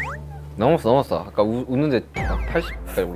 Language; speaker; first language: Korean; native; Korean